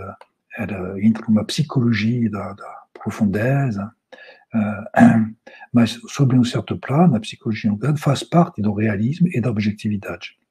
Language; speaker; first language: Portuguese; non-native, learner; French